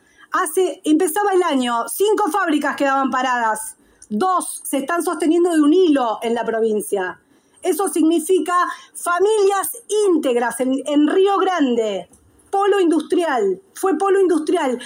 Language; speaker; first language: Spanish; native; Spanish